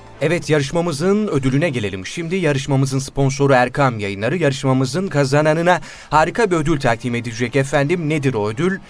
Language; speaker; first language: Turkish; native; Turkish